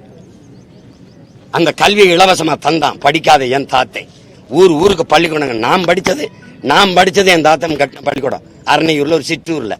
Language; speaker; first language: Tamil; native; Tamil